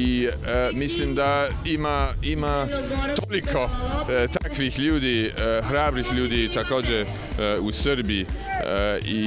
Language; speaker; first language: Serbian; non-native, fluent; English